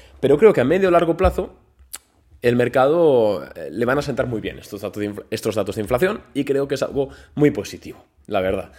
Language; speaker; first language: Spanish; native; Spanish